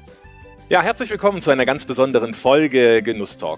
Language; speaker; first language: German; native; German